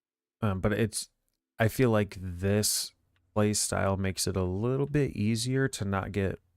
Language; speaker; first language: English; native; English